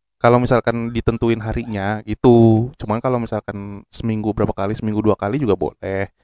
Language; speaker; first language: Indonesian; native; Indonesian